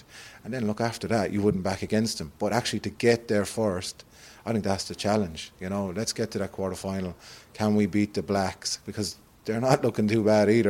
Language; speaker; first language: English; native; English